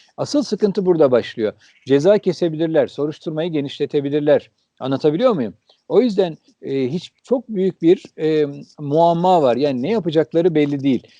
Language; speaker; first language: Turkish; early bilingual, heritage; Turkish